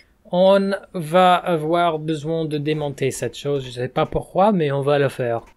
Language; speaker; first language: French; non-native, fluent; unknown